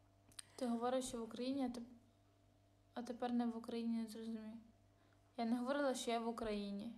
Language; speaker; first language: Ukrainian; non-native, local second language; Russian